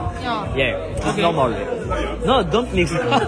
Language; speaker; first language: English; non-native, learner; French